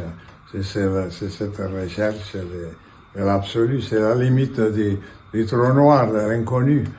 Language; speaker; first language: French; non-native, fluent; Catalan